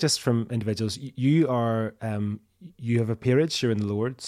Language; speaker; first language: English; native; English